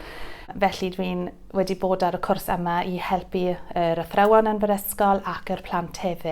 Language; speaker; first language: Welsh; non-native, learner; English